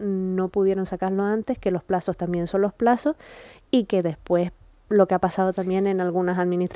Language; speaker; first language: Spanish; native; Spanish